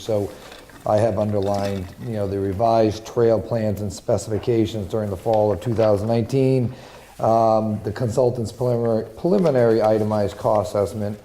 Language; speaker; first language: English; native; English